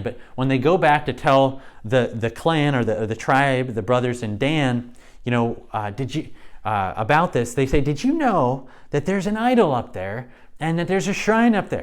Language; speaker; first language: English; native; English